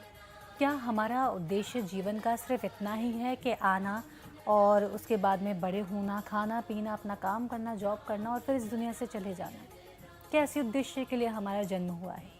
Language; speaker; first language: Hindi; native; Hindi